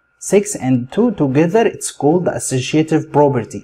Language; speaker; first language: English; non-native, fluent; Arabic